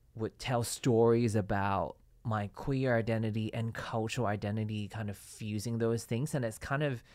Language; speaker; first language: English; non-native, local second language; Cantonese